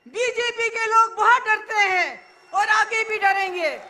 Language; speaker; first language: Hindi; native; Hindi